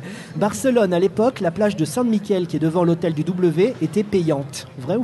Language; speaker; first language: French; native; French